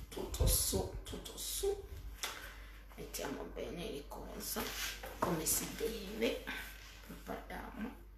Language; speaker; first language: Italian; non-native, fluent; Bini